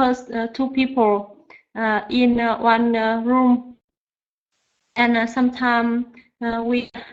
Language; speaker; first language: English; non-native, learner; Vietnamese